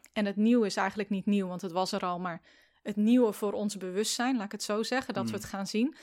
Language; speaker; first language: Dutch; native; Dutch